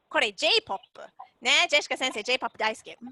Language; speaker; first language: Japanese; non-native, fluent; English